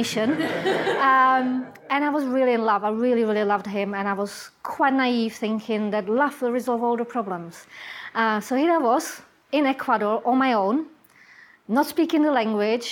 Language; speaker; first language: English; non-native, fluent; Czech